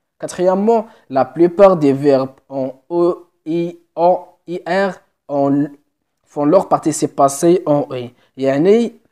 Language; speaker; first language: French; non-native, local second language; Arabic